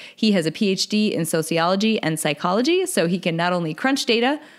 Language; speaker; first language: English; native; English